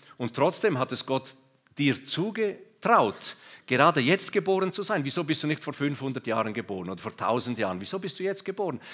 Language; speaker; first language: German; non-native, local second language; Romansh